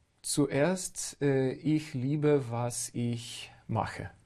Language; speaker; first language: German; non-native, fluent; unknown